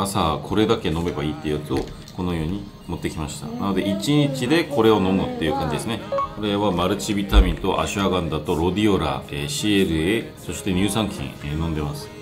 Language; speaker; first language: Japanese; non-native, fluent; Korean